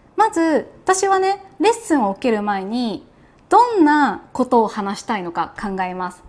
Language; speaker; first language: Japanese; native; Japanese